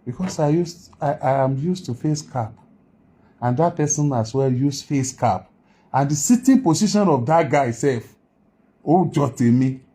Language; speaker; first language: English; non-native, local second language; Yoruba